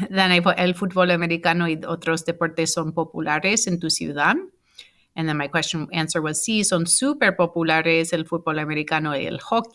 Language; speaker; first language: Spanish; non-native, fluent; English